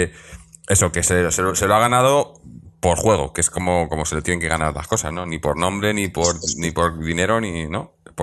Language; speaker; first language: Spanish; native; Spanish